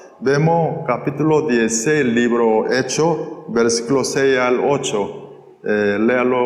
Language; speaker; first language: Spanish; non-native, fluent; Korean